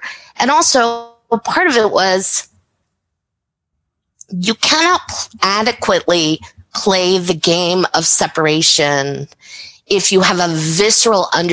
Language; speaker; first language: English; native; English